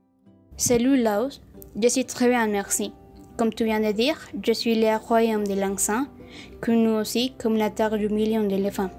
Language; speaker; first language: French; non-native, learner; Spanish